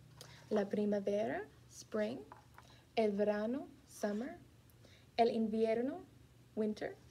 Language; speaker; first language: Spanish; non-native, fluent; English